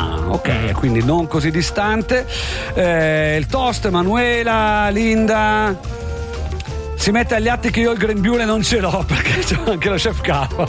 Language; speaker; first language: Italian; native; Italian